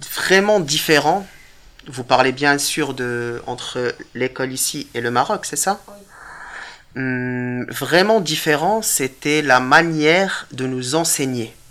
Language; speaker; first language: French; early bilingual, other home language; Arabic